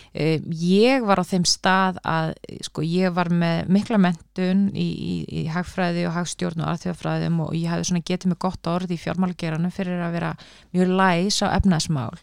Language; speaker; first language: Icelandic; native; Icelandic